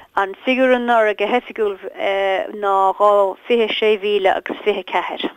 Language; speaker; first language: Irish; native; Irish